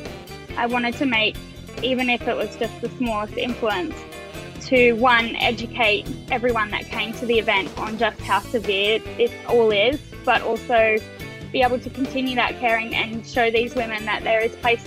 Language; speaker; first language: English; native; English